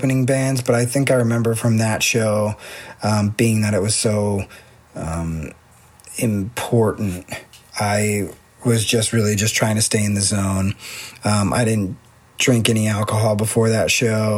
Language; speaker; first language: English; native; English